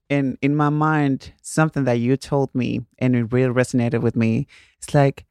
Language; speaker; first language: English; non-native, fluent; Spanish